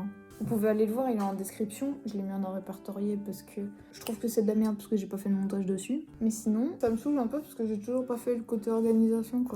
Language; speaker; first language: French; native; French